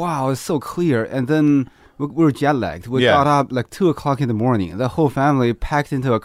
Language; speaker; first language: English; non-native, fluent; Chinese